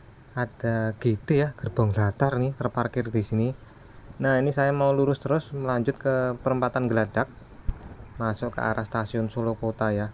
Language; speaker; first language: Indonesian; native; Indonesian